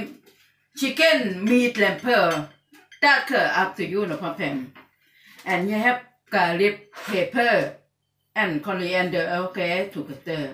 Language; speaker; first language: English; non-native, learner; Thai